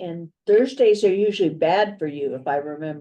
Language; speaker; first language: English; native; English